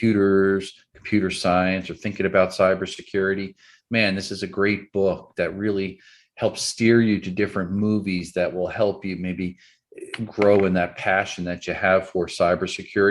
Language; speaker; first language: English; native; English